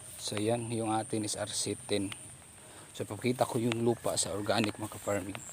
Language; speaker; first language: Filipino; non-native, local second language; Cebuano